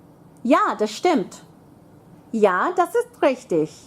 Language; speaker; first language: German; non-native, fluent; English